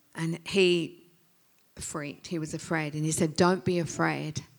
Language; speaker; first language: English; native; English